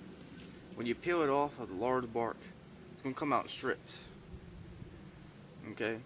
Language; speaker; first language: English; native; English